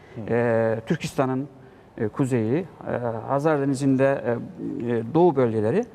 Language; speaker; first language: Turkish; native; Turkish